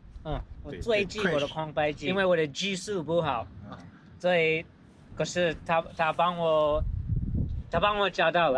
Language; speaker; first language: Chinese; non-native, learner; English